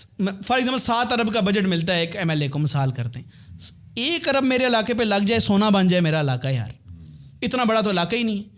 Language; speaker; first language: Urdu; non-native, local second language; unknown